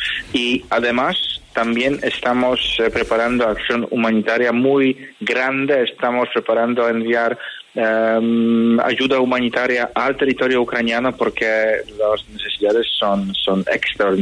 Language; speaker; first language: Spanish; non-native, fluent; Polish